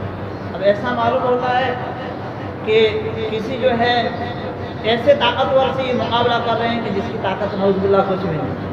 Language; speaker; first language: Urdu; native; Urdu